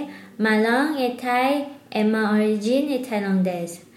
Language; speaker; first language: French; non-native, learner; Thai